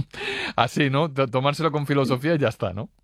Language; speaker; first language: Spanish; native; Spanish